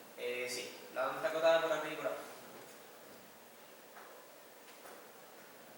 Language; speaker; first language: Spanish; native; Spanish